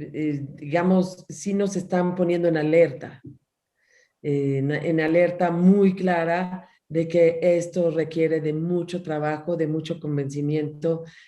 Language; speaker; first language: Spanish; native; Spanish